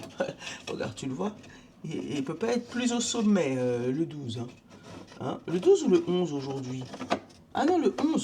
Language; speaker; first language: French; native; French